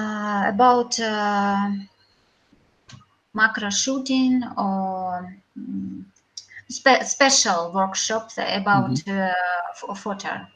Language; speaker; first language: English; non-native, learner; Russian